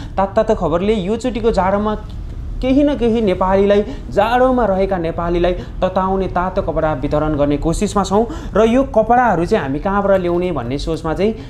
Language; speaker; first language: Nepali; native; Nepali